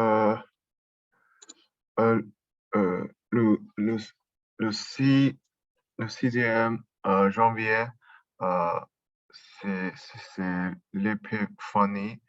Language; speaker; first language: French; non-native, learner; Chinese